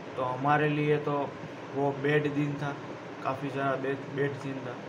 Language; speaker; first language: Hindi; non-native, local second language; Gujarati